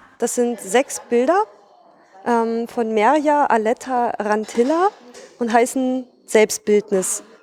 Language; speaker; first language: German; native; German